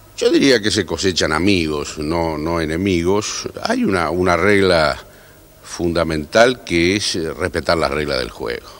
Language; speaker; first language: Spanish; native; Spanish